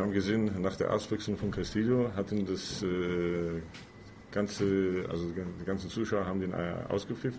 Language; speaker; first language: German; non-native, fluent; Greek